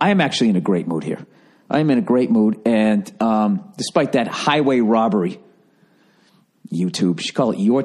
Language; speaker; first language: English; native; English